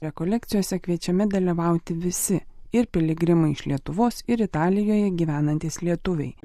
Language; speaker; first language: Lithuanian; native; Lithuanian